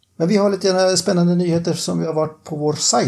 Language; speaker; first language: Swedish; native; Swedish